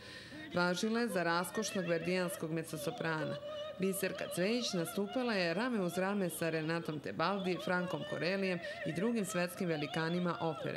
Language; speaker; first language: Serbian; native; Serbian